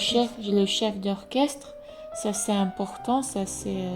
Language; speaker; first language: French; non-native, fluent; English